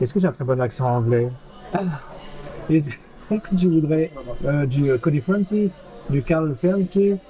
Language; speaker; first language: French; native; French